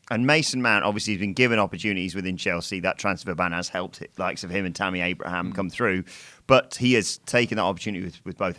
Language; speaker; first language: English; native; English